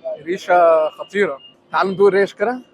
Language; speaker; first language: Arabic; native; Arabic